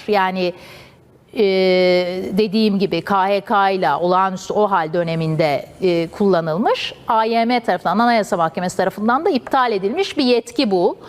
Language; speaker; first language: Turkish; native; Turkish